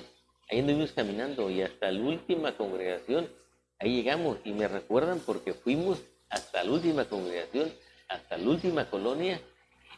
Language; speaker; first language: Spanish; native; Spanish